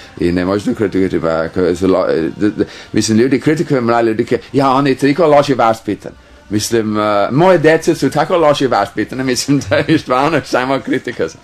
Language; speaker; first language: Serbian; non-native, fluent; English